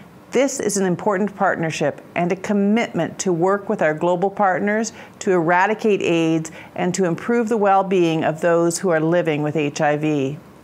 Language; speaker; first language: English; native; English